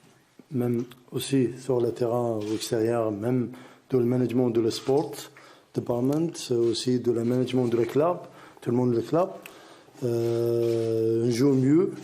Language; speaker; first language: French; non-native, learner; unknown